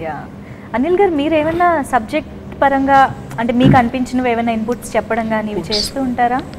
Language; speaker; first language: Telugu; native; Telugu